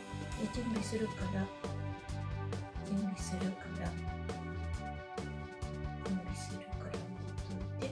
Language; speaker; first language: Japanese; native; Japanese